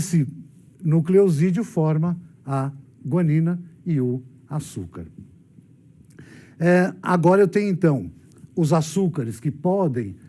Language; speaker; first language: Portuguese; native; Portuguese